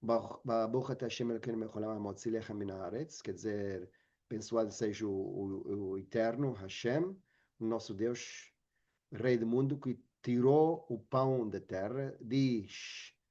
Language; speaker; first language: Portuguese; non-native, fluent; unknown